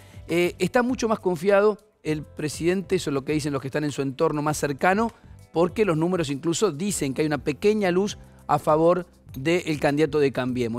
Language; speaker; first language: Spanish; native; Spanish